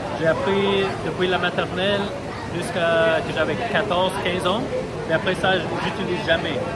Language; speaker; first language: French; non-native, fluent; English